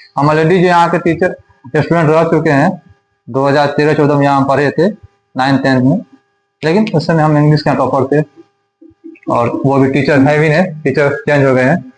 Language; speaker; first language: Hindi; native; Hindi